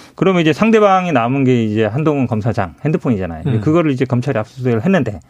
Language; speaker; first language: Korean; native; Korean